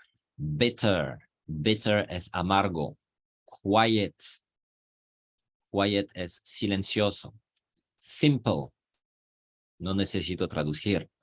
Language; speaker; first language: Spanish; non-native, fluent; French